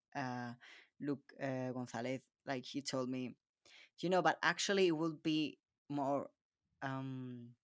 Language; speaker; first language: English; non-native, fluent; Spanish